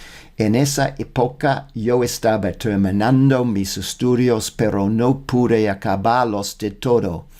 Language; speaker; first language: Spanish; non-native, learner; English